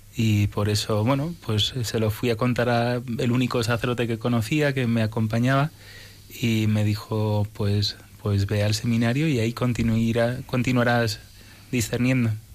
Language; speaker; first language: Spanish; early bilingual, other home language; English